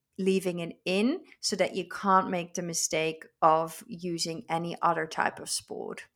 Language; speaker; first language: English; non-native, fluent; Dutch